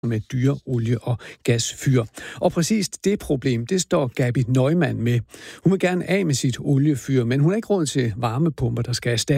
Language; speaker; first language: Danish; native; Danish